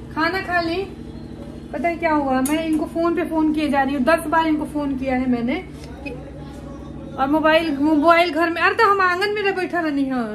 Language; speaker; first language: Hindi; non-native, local second language; Bhojpuri